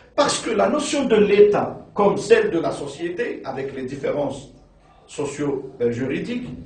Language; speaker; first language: French; non-native, local second language; Arabic